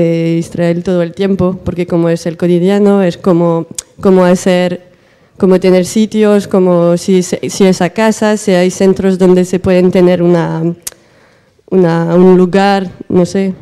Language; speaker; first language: Spanish; non-native, learner; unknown